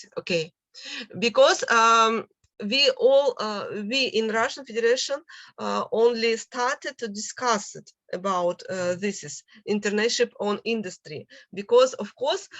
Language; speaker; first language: English; non-native, learner; Russian